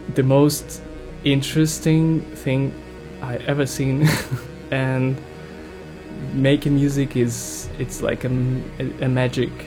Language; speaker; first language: English; non-native, fluent; Ukrainian